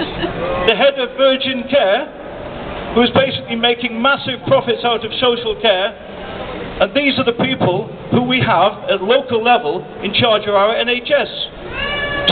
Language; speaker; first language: English; native; English